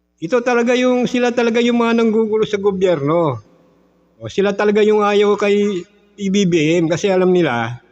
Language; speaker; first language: Filipino; native; Filipino